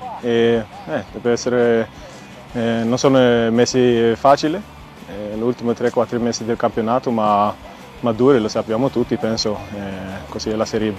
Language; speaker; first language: Italian; non-native, learner; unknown